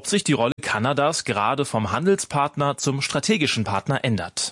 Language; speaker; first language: German; native; German